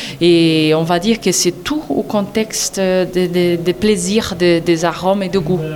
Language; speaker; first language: French; non-native, learner; Portuguese